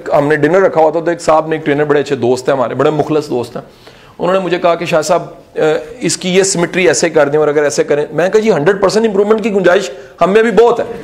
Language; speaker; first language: Urdu; non-native, local second language; Punjabi